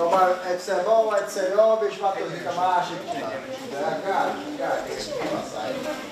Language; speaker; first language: Hungarian; non-native, learner; Portuguese